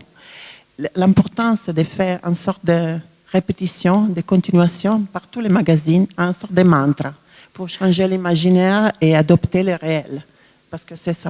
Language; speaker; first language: French; non-native, fluent; Italian